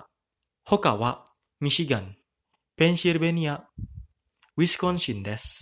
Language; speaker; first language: Japanese; non-native, fluent; Indonesian